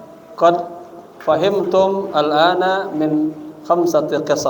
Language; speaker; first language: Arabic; non-native, fluent; Indonesian